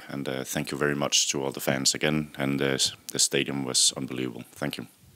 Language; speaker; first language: English; non-native, fluent; Danish